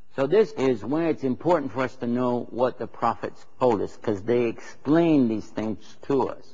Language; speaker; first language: English; native; English